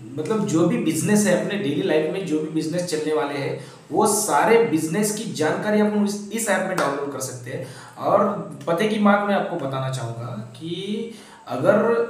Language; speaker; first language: Hindi; non-native, local second language; Marathi